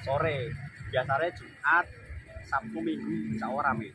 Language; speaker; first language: Indonesian; non-native, local second language; Javanese